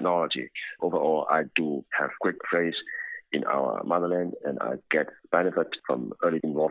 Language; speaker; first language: English; non-native, local second language; Cantonese